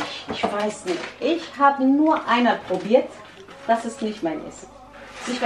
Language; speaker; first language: German; non-native, learner; Central Kurdish